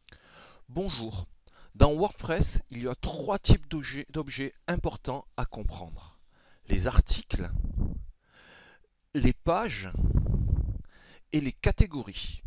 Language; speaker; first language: French; native; French